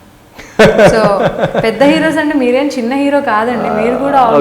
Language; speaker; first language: Telugu; native; Telugu